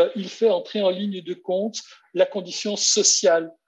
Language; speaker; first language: French; native; French